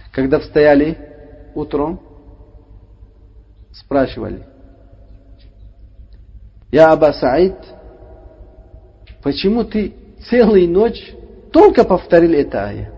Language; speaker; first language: Russian; non-native, learner; Uzbek